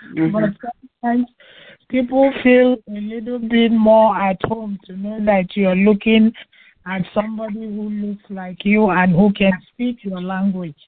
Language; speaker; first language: English; non-native, local second language; Igbo